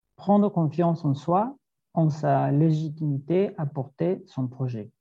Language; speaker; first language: French; non-native, fluent; Spanish